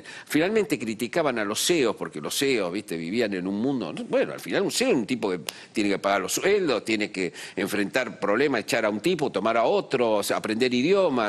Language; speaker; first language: Spanish; native; Spanish